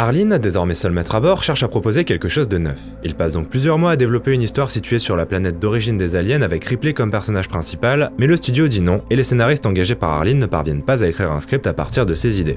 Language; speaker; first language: French; native; French